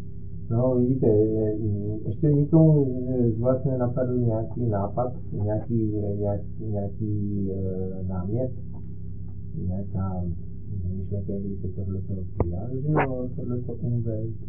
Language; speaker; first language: Czech; native; Czech